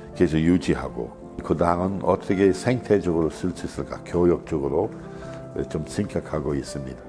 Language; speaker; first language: Korean; non-native, fluent; English